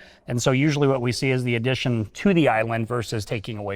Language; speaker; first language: English; native; English